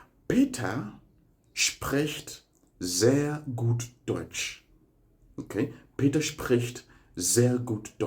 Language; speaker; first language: German; non-native, fluent; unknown